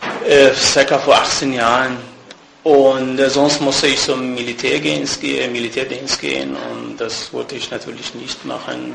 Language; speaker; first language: German; non-native, fluent; Persian